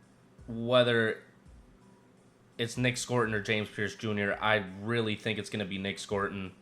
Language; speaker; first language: English; native; English